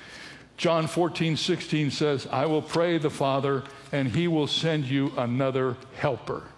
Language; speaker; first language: English; native; English